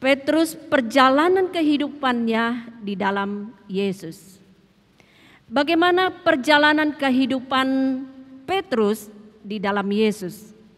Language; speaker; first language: Indonesian; native; Indonesian